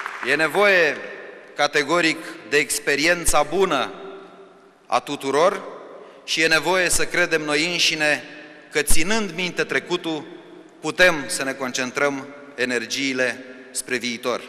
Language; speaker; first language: Romanian; native; Romanian